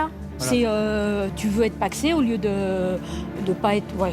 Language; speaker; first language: French; native; French